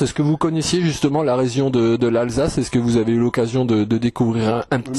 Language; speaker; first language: French; native; French